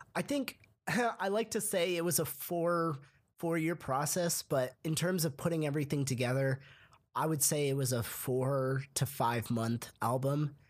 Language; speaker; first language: English; early bilingual, other home language; Hindi